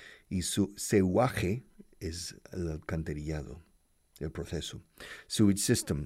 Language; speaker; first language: Spanish; non-native, fluent; English